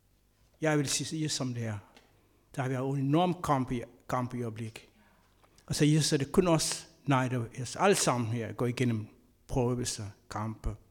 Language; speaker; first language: Danish; non-native, fluent; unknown